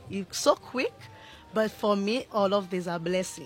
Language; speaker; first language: English; non-native, local second language; Seselwa Creole French